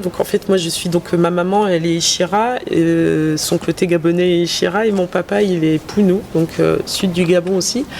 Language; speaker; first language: French; native; French